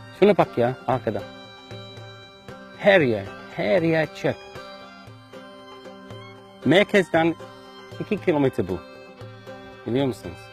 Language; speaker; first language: Turkish; non-native, learner; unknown